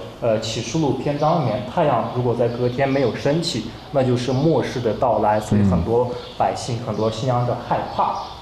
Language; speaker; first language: Chinese; native; Chinese